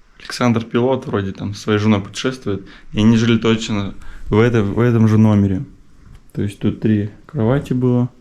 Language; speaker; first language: Russian; native; Russian